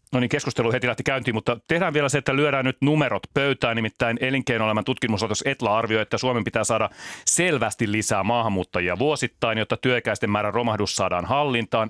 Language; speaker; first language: Finnish; native; Finnish